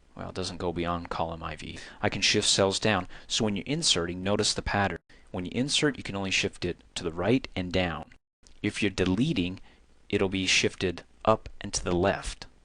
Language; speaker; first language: English; native; English